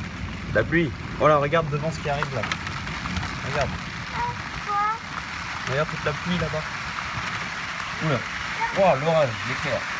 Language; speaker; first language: French; native; French